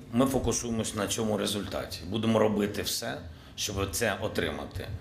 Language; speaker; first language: Ukrainian; non-native, local second language; Russian